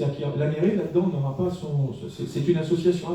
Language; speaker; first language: French; native; French